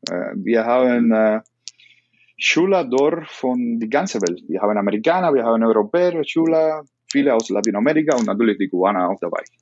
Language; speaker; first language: German; non-native, learner; Spanish